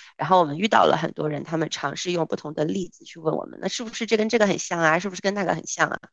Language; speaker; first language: Chinese; native; Chinese